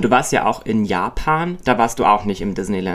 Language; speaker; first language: German; native; German